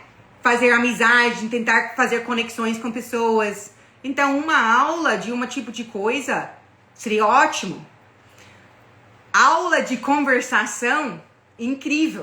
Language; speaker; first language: Portuguese; non-native, fluent; English